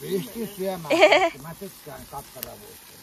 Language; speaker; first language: Finnish; native; Finnish